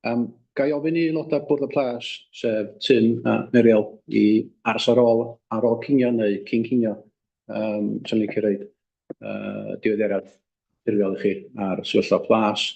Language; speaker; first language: Welsh; native; Welsh